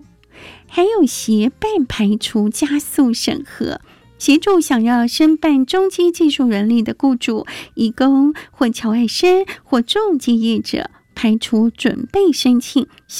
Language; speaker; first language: Chinese; native; Chinese